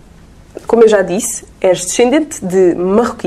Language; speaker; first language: Portuguese; native; Portuguese